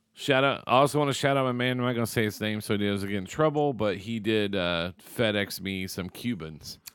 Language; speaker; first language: English; native; English